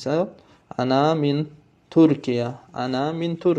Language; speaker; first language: Arabic; non-native, fluent; Tajik